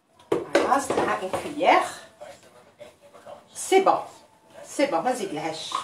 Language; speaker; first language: Arabic; native; Arabic